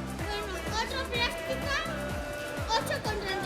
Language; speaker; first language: Spanish; early bilingual, other home language; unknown